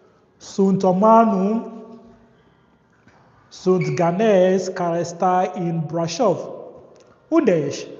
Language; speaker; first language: Romanian; non-native, learner; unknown